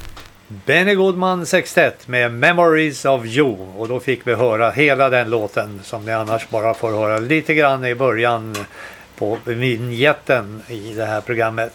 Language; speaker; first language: Swedish; native; Swedish